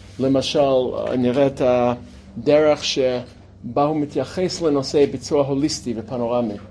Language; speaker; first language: Hebrew; non-native, fluent; English